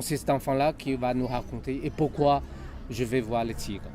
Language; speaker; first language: French; non-native, fluent; Chinese